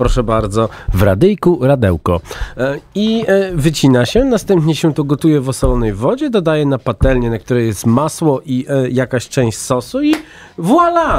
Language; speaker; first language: Polish; native; Polish